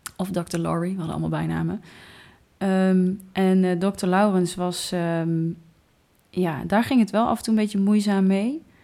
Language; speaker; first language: Dutch; native; Dutch